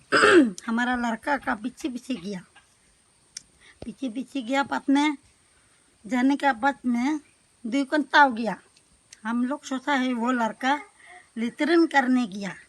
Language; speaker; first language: Hindi; non-native, local second language; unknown